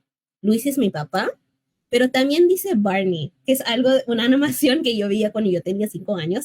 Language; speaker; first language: Spanish; early bilingual, heritage; English